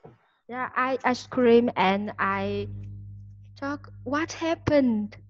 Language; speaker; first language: English; non-native, learner; Vietnamese